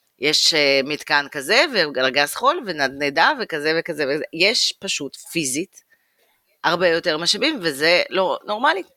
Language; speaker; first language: Hebrew; early bilingual, other home language; Russian